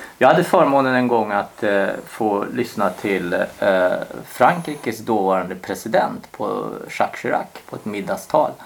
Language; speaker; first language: Swedish; early bilingual, other home language; Korean